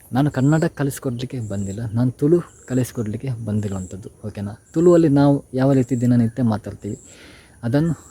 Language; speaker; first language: Kannada; non-native, local second language; Tulu